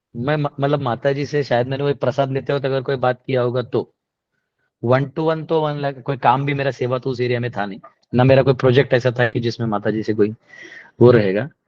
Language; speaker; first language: Hindi; non-native, local second language; Marathi